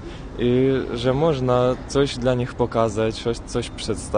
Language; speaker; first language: Polish; non-native, fluent; Ukrainian